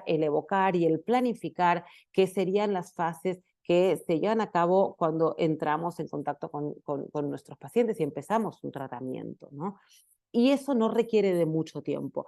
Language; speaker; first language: Spanish; native; Spanish